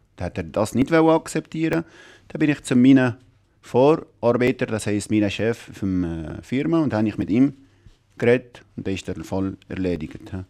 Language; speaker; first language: German; non-native, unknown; Arabic